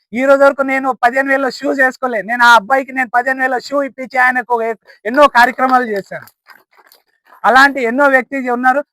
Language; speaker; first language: Telugu; non-native, local second language; Lambadi